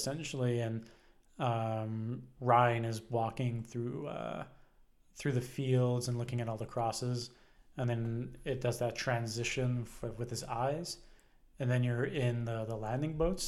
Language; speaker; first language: English; native; English